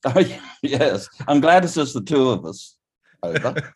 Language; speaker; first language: English; native; English